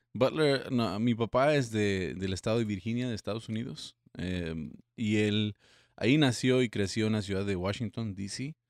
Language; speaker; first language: Spanish; early bilingual, heritage; Spanish